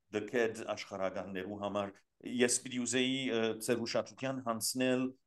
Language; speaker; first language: Armenian; early bilingual, heritage; Armenian